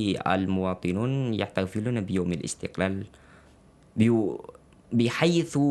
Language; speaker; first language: Arabic; non-native, fluent; Indonesian